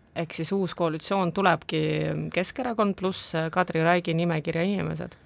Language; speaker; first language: Estonian; non-native, local second language; Russian